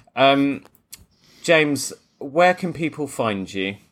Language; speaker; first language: English; native; English